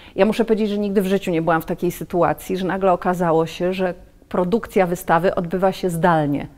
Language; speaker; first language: Polish; native; Polish